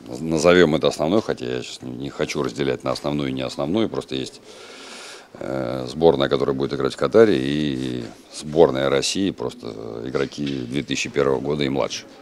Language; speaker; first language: Russian; native; Russian